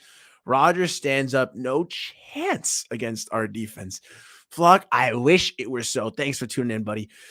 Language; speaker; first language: English; native; English